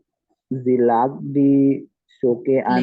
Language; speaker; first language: German; non-native, learner; Malayalam